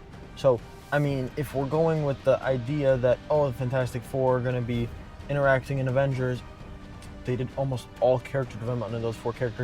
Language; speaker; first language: English; native; English